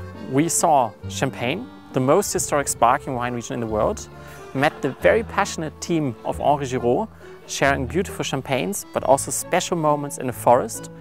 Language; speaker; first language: English; non-native, fluent; German